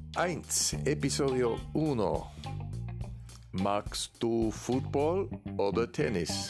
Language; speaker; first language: German; non-native, learner; Spanish